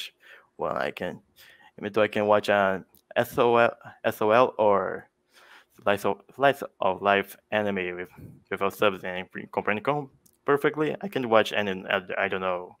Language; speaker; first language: English; non-native, fluent; Portuguese